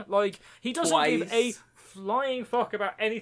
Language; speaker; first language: English; native; English